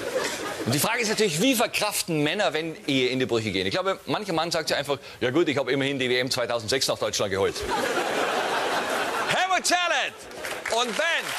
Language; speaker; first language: German; native; German